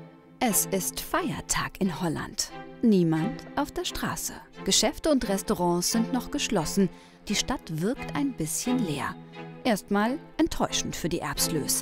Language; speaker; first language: German; native; German